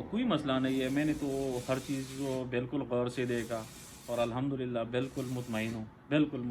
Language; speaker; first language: Hindi; non-native, local second language; Pashto